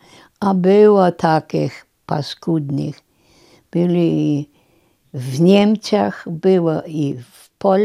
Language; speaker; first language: Polish; non-native, local second language; German